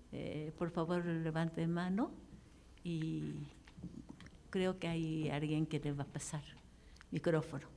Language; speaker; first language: Spanish; non-native, fluent; Japanese